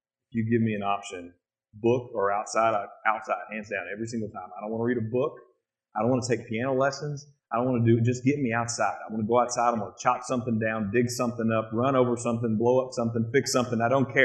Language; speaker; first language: English; native; English